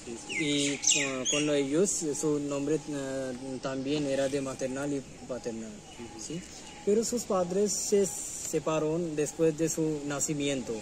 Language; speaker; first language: Spanish; non-native, learner; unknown